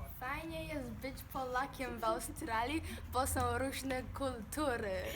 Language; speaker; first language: Polish; early bilingual, heritage; Polish